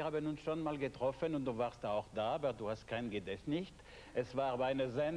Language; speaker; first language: German; non-native, fluent; French